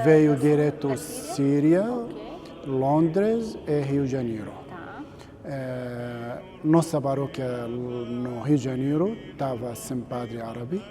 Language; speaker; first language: Portuguese; non-native, learner; Arabic